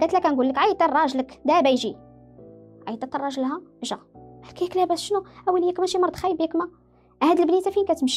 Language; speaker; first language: Arabic; native; Arabic